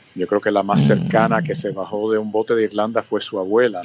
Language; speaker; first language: Spanish; early bilingual, other home language; English